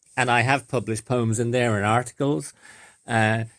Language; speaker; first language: English; native; English